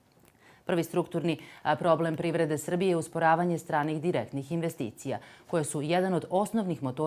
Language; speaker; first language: Serbian; native; Serbian